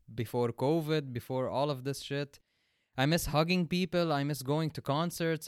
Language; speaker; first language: English; non-native, local second language; Arabic